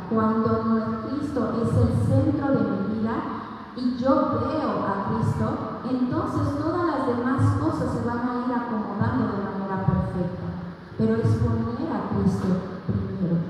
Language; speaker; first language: Spanish; native; Spanish